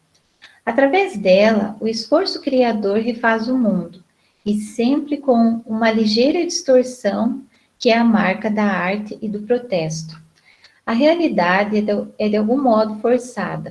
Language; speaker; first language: Portuguese; native; Portuguese